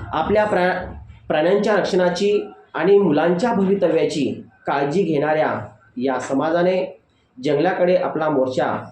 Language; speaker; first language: Marathi; non-native, local second language; Lambadi